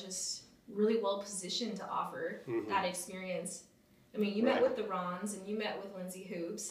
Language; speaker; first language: English; native; English